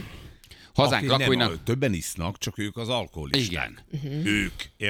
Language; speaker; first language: Hungarian; native; Hungarian